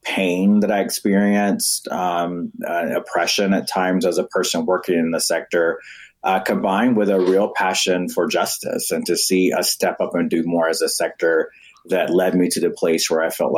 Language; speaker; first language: English; native; English